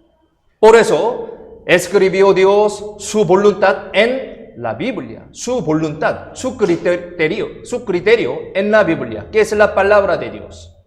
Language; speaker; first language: Spanish; non-native, fluent; Korean